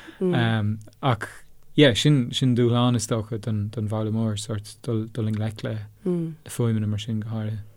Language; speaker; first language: Irish; non-native, local second language; English